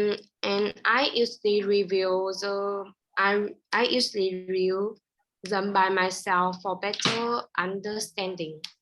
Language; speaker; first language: English; non-native, learner; Vietnamese